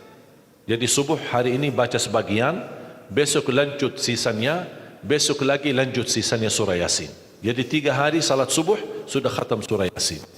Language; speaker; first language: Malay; non-native, fluent; Arabic